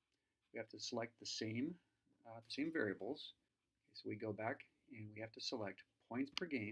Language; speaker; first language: English; native; English